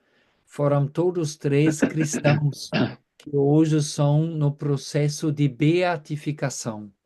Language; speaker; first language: Portuguese; non-native, fluent; German